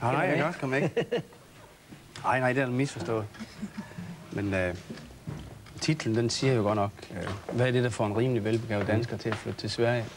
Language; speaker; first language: Danish; native; Danish